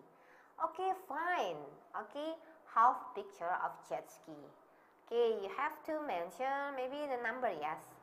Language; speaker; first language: English; non-native, learner; Indonesian